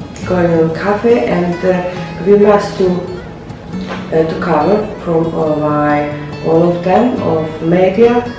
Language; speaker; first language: English; non-native, learner; Bosnian